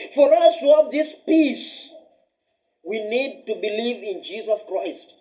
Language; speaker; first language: English; non-native, local second language; Swahili